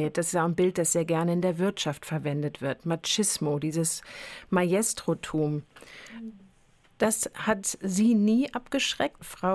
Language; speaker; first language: German; native; German